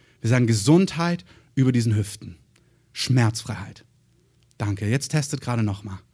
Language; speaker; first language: German; native; German